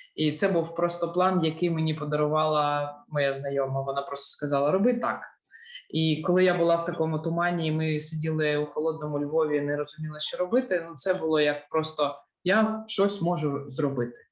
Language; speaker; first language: Ukrainian; non-native, local second language; Russian